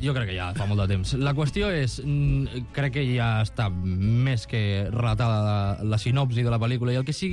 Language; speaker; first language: Catalan; native; Catalan